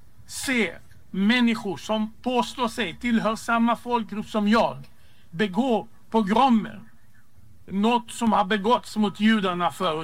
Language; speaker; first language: Swedish; non-native, fluent; Hebrew